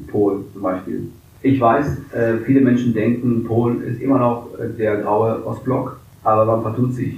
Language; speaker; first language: German; early bilingual, other home language; English